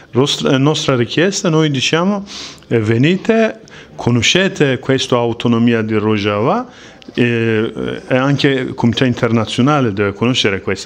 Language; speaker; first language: Italian; non-native, learner; Kurdish